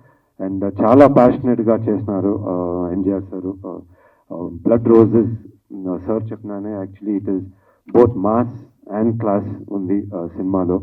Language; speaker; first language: Telugu; non-native, learner; Kannada